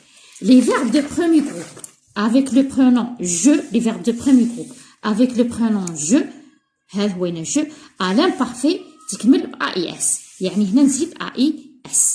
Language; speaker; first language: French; non-native, local second language; Arabic